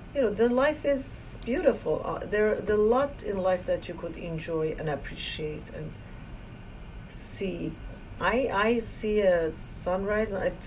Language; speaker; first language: English; non-native, fluent; Persian